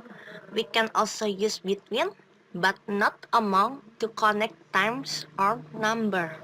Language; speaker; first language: English; non-native, learner; Indonesian